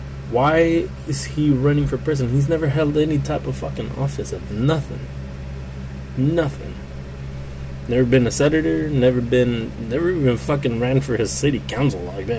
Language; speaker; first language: English; early bilingual, other home language; Spanish